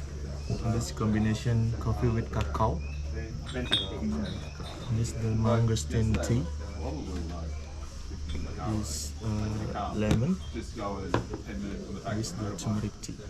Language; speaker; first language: English; non-native, local second language; Indonesian